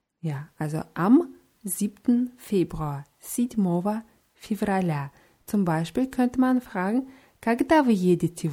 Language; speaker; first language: German; non-native, fluent; Russian